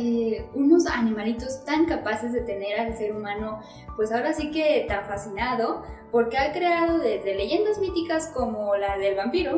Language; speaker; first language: Spanish; native; Spanish